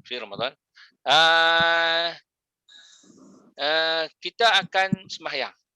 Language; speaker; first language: Malay; native; Malay